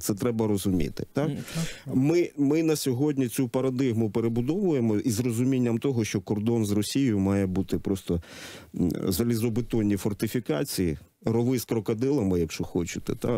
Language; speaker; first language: Ukrainian; native; Ukrainian